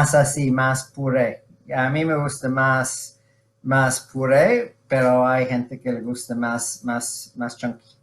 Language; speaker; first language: Spanish; non-native, fluent; English